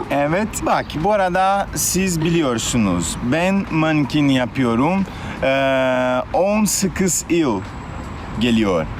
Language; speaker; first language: Turkish; non-native, learner; Portuguese